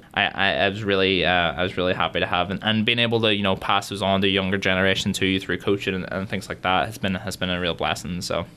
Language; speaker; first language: English; native; English